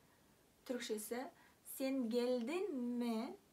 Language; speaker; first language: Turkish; non-native, fluent; Kazakh